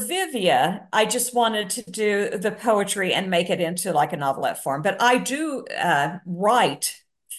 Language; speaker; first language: English; native; English